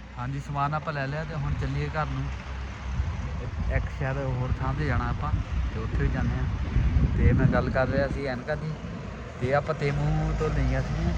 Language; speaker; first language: Punjabi; native; Punjabi